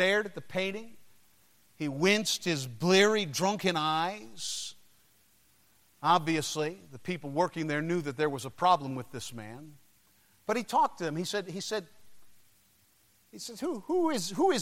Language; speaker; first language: English; native; English